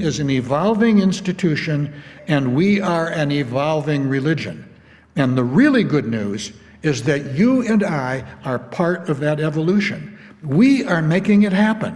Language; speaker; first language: English; native; English